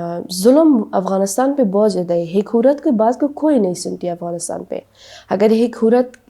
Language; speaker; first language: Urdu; non-native, learner; Persian